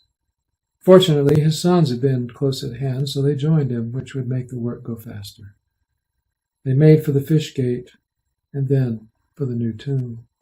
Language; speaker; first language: English; native; English